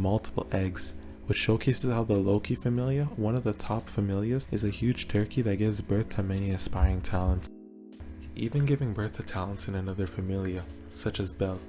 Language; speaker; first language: English; native; English